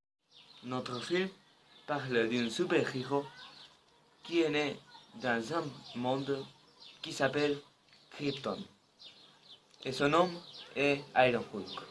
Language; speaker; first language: French; non-native, learner; Spanish